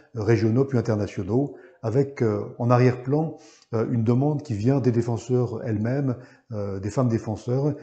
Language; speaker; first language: French; native; French